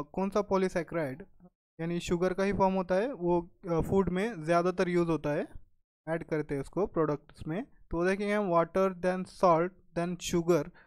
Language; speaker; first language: Hindi; non-native, local second language; Marathi